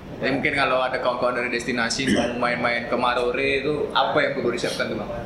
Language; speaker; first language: Indonesian; native; Indonesian